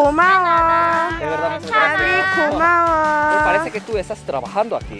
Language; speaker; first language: Spanish; early bilingual, other home language; Korean